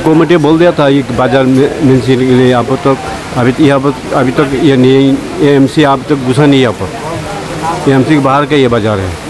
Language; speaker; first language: Hindi; non-native, local second language; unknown